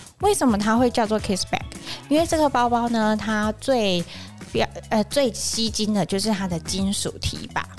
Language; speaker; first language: Chinese; native; Chinese